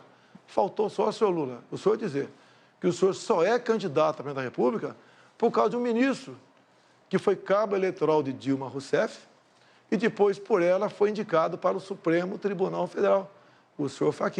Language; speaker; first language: Portuguese; native; Portuguese